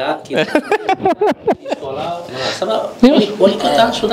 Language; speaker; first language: Indonesian; non-native, learner; Italian